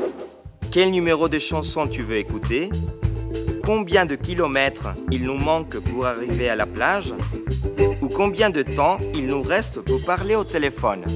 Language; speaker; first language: French; non-native, fluent; Spanish